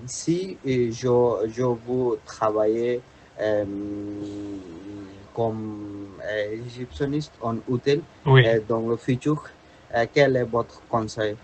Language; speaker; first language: French; non-native, learner; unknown